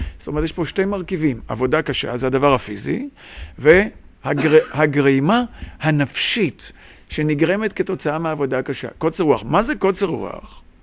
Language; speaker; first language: Hebrew; native; Hebrew